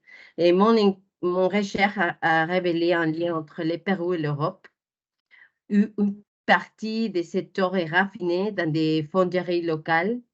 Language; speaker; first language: French; non-native, fluent; Spanish